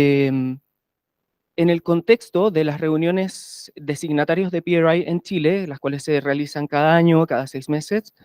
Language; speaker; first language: Spanish; native; Spanish